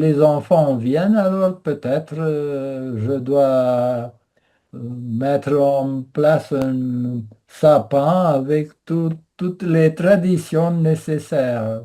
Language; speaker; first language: French; non-native, fluent; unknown